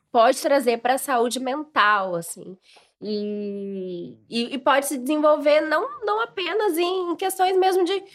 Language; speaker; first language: Portuguese; native; Portuguese